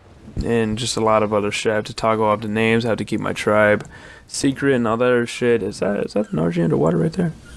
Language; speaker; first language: English; native; English